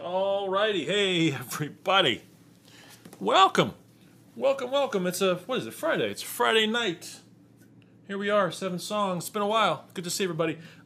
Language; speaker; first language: English; early bilingual, other home language; Ukrainian